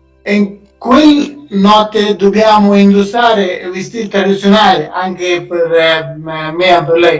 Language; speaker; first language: Italian; non-native, learner; Persian